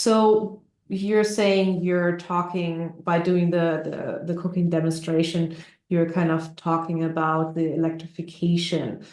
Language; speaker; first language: English; non-native, fluent; German